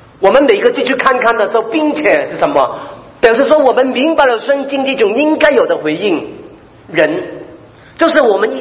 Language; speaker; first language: Chinese; non-native, local second language; Cantonese